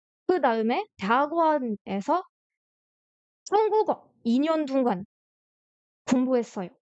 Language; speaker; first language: Korean; non-native, learner; French